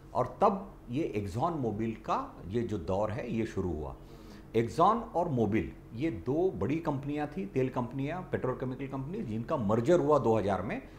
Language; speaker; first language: Hindi; non-native, local second language; Marathi